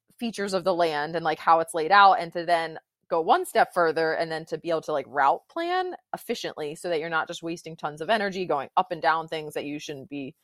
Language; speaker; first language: English; native; English